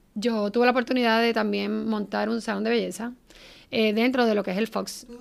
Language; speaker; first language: Spanish; native; Spanish